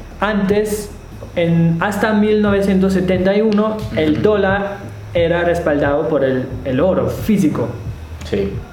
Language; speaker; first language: Spanish; non-native, learner; German